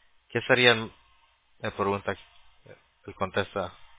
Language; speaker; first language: Spanish; early bilingual, heritage; Spanish